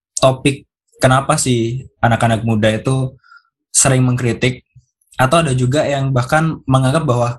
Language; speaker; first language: Indonesian; native; Indonesian